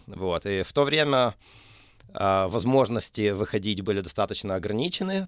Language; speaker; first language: Russian; native; Russian